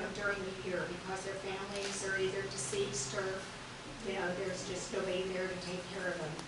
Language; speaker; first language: English; native; English